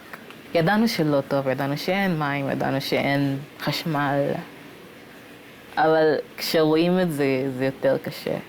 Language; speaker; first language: Hebrew; early bilingual, other home language; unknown